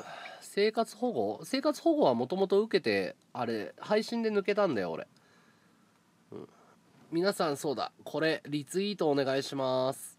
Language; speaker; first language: Japanese; native; Japanese